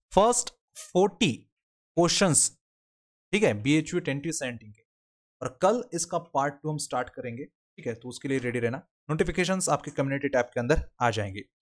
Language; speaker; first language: Hindi; non-native, local second language; Marathi